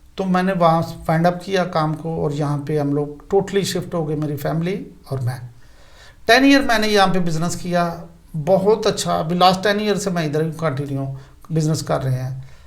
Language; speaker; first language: Urdu; non-native, local second language; Punjabi